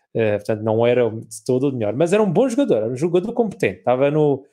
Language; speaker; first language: Portuguese; native; Portuguese